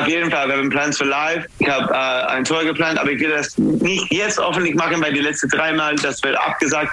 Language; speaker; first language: German; non-native, fluent; English